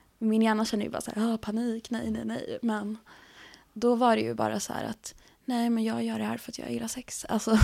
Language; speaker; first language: Swedish; native; Swedish